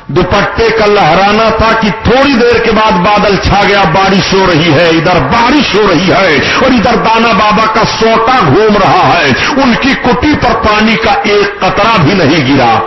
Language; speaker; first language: Urdu; native; Urdu